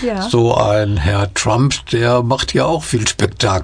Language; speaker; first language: German; native; German